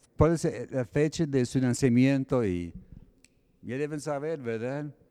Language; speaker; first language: Spanish; non-native, fluent; English